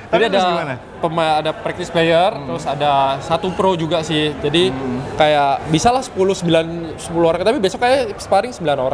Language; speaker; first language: Indonesian; native; Indonesian